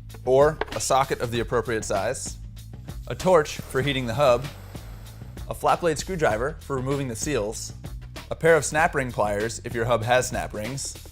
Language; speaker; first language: English; native; English